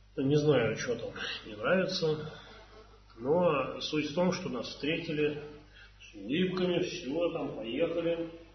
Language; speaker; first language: Russian; native; Russian